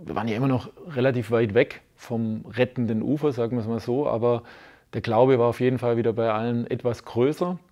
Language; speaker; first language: German; native; German